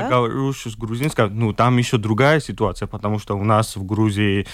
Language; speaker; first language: Russian; non-native, fluent; Georgian